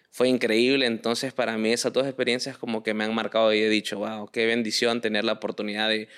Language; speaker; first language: Spanish; early bilingual, heritage; Spanish